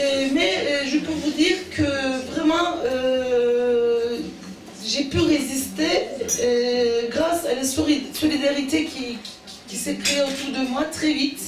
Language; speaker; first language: French; non-native, fluent; Turkish